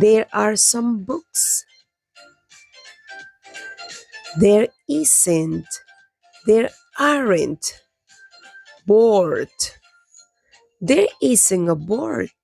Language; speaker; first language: English; non-native, fluent; Spanish